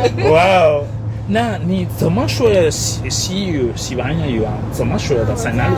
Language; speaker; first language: Chinese; non-native, fluent; Spanish